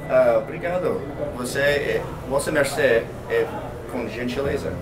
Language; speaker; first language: Portuguese; non-native, learner; English